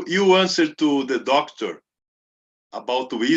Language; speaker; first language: English; non-native, learner; Portuguese